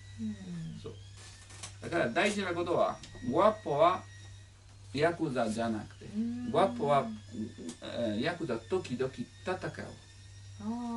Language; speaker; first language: Japanese; non-native, learner; Italian